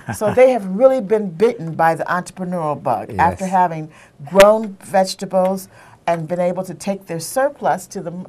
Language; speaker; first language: English; native; English